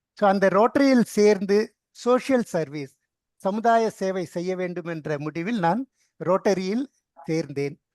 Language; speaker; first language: Tamil; non-native, local second language; Telugu